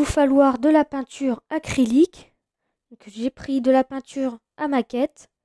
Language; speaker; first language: French; native; French